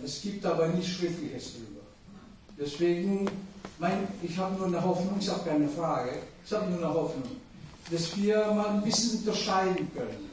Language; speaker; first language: German; non-native, fluent; Indonesian